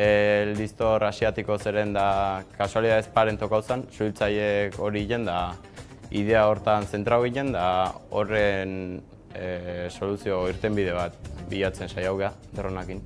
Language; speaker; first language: Basque; native; Basque